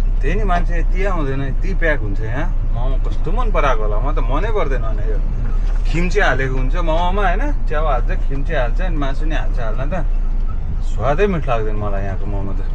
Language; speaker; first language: Nepali; native; Nepali